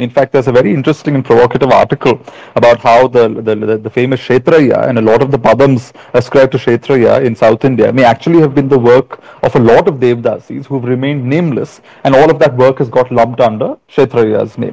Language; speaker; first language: English; non-native, local second language; Malayalam